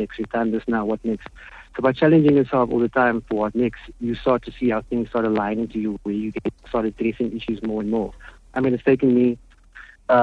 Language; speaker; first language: English; native; English